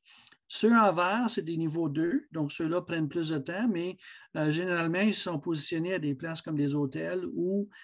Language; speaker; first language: French; native; French